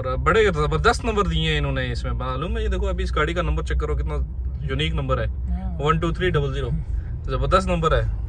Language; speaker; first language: Hindi; native; Hindi